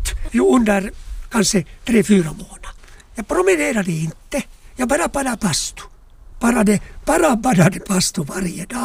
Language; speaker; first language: Swedish; non-native, local second language; Finnish